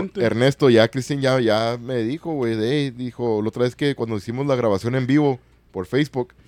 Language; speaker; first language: Spanish; native; Spanish